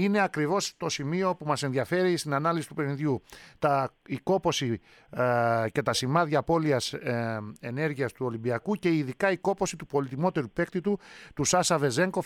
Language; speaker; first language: Greek; native; Greek